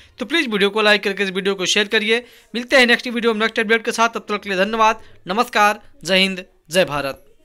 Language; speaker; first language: Hindi; native; Hindi